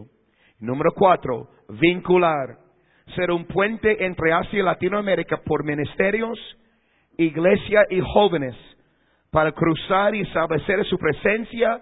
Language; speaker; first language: Spanish; non-native, fluent; English